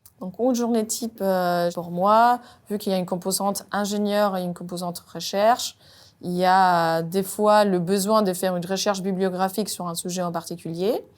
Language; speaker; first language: French; non-native, fluent; Spanish